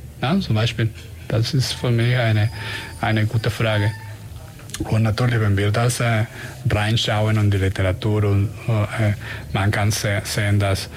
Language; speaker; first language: German; non-native, learner; Spanish